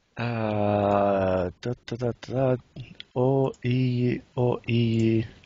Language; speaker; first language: Turkish; non-native, learner; English